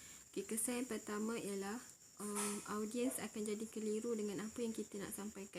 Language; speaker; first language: Malay; native; Malay